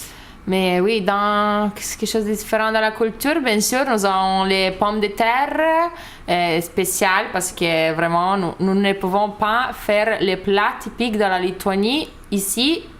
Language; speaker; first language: French; non-native, learner; Lithuanian